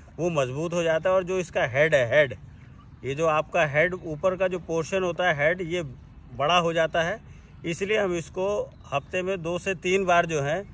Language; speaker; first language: Hindi; native; Hindi